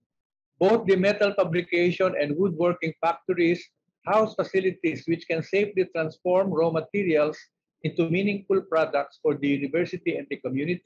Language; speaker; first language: English; non-native, local second language; Filipino